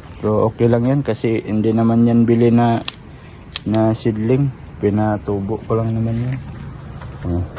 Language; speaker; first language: Filipino; non-native, local second language; Cebuano